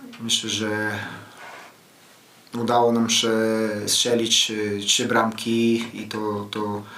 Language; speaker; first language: Polish; non-native, fluent; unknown